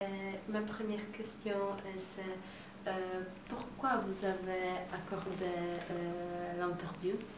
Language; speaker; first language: French; non-native, learner; Polish